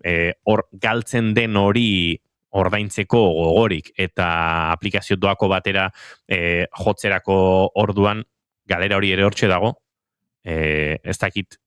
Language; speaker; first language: Basque; native; Basque